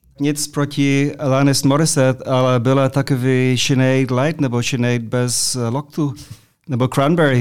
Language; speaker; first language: Czech; non-native, fluent; English